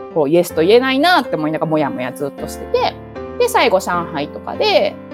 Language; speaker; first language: Japanese; native; Japanese